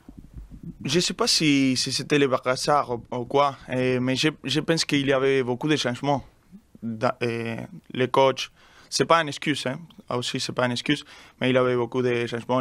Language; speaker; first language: French; non-native, learner; Spanish